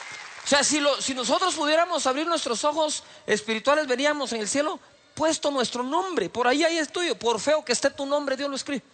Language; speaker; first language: Spanish; native; Spanish